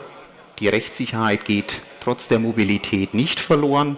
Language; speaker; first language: German; native; German